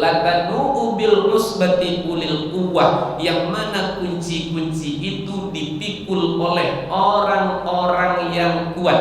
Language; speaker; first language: Malay; native; Malay